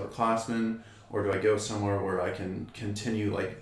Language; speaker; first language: English; native; English